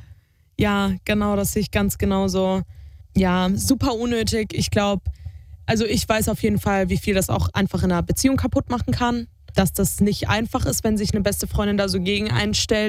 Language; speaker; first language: German; native; German